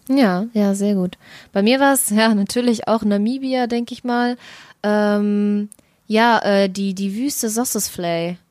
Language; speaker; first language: German; early bilingual, other home language; Russian